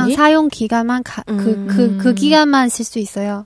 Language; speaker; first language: Korean; non-native, local second language; Chinese